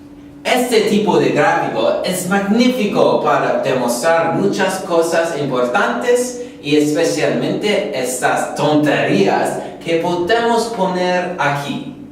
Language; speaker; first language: Spanish; non-native, learner; English